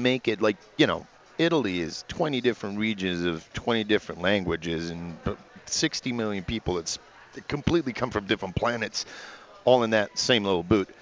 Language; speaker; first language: English; non-native, fluent; Italian